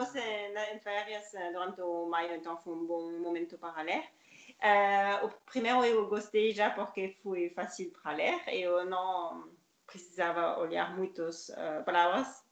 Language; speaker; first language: Portuguese; non-native, learner; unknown